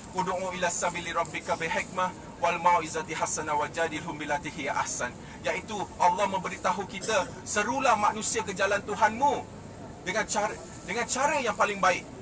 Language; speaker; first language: Malay; native; Malay